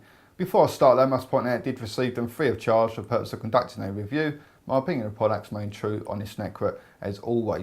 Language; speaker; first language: English; native; English